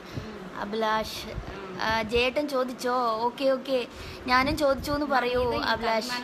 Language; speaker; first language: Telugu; non-native, learner; Malayalam